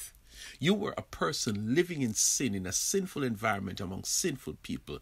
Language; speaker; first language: English; native; English